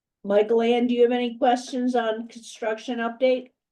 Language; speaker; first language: English; native; English